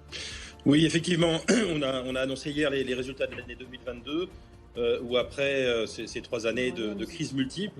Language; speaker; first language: French; native; French